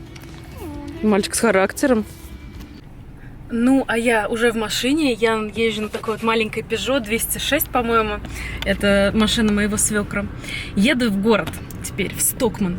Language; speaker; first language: Russian; native; Russian